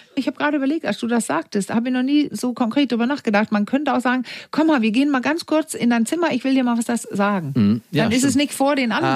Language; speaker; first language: German; non-native, fluent; Danish